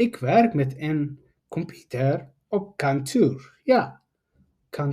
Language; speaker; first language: Dutch; non-native, fluent; Tigrinya